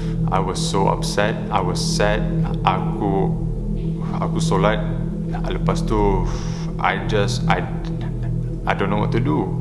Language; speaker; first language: English; non-native, local second language; Malay